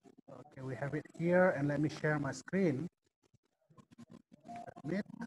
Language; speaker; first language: English; non-native, fluent; Indonesian